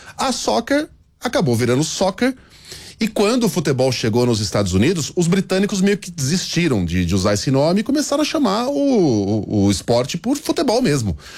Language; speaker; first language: Portuguese; native; Portuguese